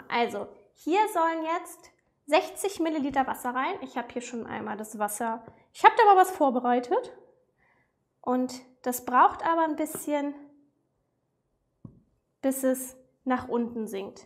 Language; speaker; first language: German; native; German